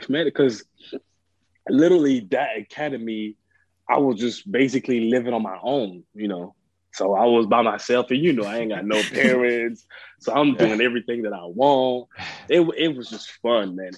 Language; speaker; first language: English; early bilingual, other home language; French